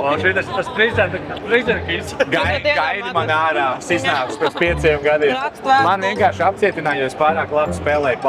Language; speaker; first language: Latvian; native; Latvian